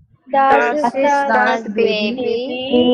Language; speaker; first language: German; non-native, learner; Hindi